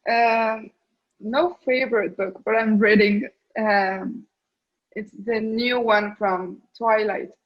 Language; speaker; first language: English; non-native, learner; Spanish